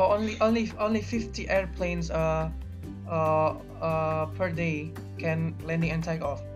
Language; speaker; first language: English; non-native, learner; Indonesian